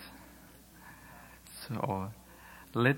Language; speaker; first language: English; non-native, local second language; Sinhala